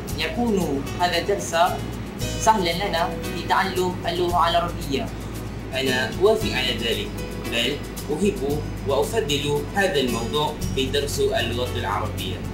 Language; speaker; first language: Arabic; non-native, learner; Malay